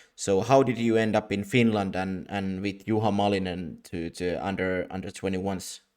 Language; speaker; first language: English; non-native, fluent; Finnish